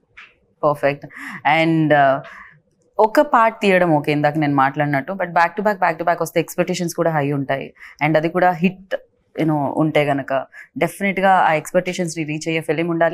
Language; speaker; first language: Telugu; native; Telugu